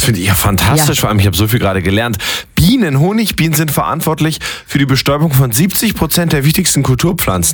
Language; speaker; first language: German; native; German